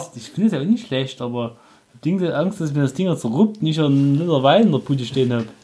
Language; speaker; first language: German; native; German